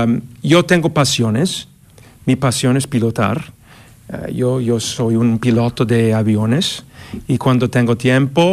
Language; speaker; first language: Spanish; non-native, fluent; English